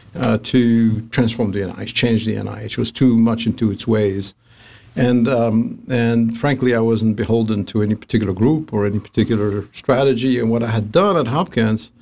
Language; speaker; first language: English; non-native, fluent; Arabic